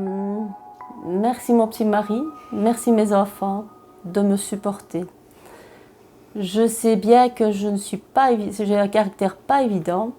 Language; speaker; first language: French; early bilingual, other home language; Chinese